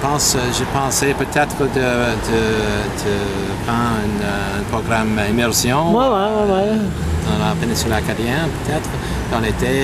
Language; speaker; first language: French; non-native, learner; English